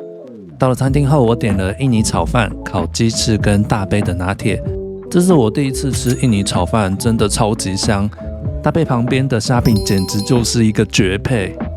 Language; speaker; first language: Chinese; native; Chinese